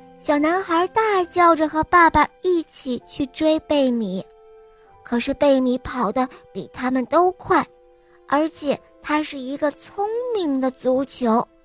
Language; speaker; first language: Chinese; native; Chinese